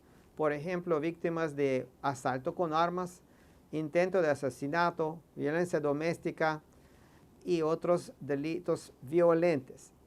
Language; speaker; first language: Spanish; non-native, fluent; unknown